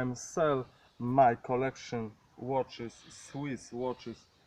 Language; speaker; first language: English; non-native, learner; Polish